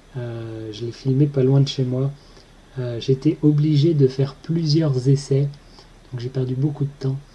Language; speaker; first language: French; native; French